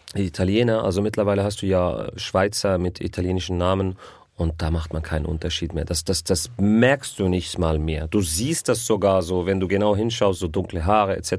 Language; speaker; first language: German; early bilingual, other home language; Arabic